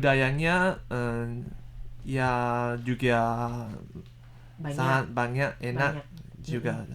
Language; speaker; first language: Indonesian; non-native, learner; Chinese